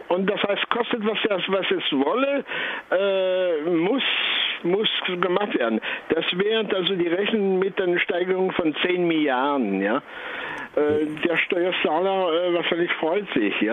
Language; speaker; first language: German; non-native, fluent; French